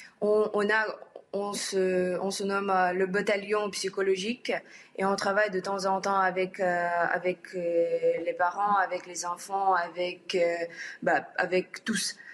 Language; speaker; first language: French; non-native, learner; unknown